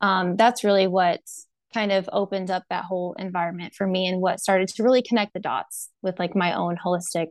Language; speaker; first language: English; native; English